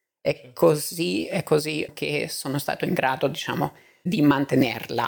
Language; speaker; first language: Italian; non-native, fluent; Albanian